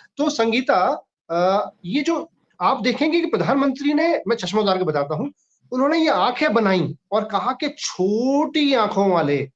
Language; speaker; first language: Hindi; native; Hindi